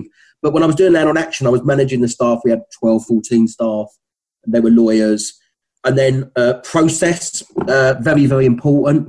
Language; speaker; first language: English; native; English